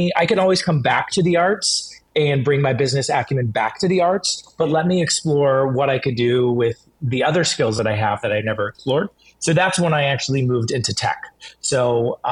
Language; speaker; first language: English; native; English